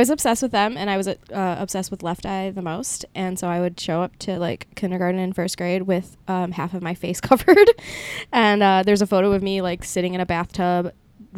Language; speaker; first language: English; early bilingual, other home language; Spanish